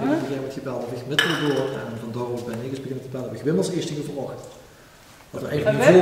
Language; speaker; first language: Dutch; native; Dutch